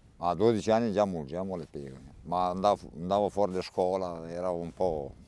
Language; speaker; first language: Italian; non-native, learner; Romanian